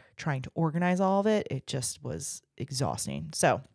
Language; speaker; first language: English; native; English